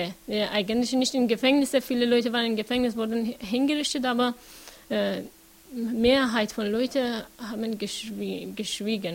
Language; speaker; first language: German; non-native, learner; Persian